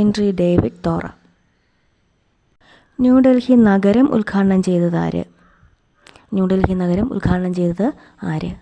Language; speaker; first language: Malayalam; native; Malayalam